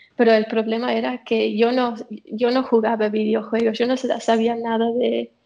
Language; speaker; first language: Spanish; non-native, fluent; English